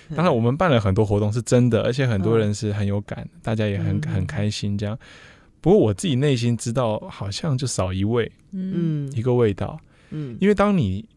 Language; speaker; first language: Chinese; native; Chinese